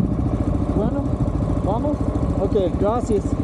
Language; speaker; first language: Spanish; non-native, learner; English